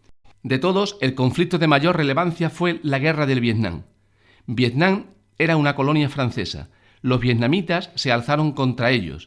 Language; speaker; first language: Spanish; native; Spanish